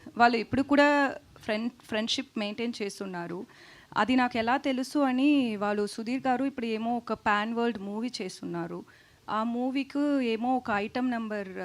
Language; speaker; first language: Telugu; non-native, learner; Tamil